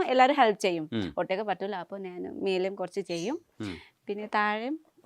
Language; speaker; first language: Malayalam; non-native, learner; Nepali